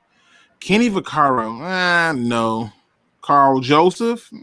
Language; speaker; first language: English; native; English